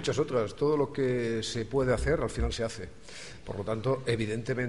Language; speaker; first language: Spanish; native; Spanish